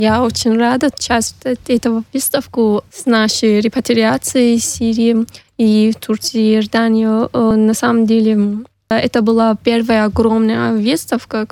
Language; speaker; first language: Russian; non-native, learner; Arabic